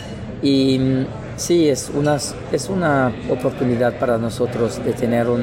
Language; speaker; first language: Spanish; non-native, learner; French